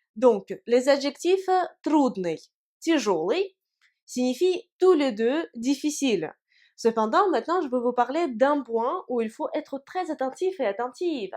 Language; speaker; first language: French; non-native, fluent; Russian